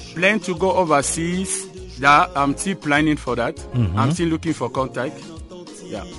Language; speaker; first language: English; non-native, local second language; French